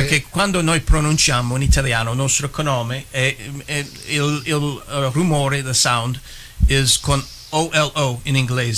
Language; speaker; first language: Italian; early bilingual, heritage; English